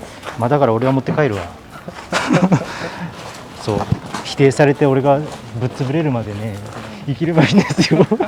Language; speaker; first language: Japanese; native; Japanese